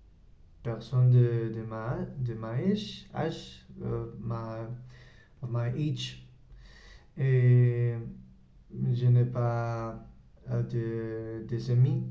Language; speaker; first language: French; non-native, learner; Spanish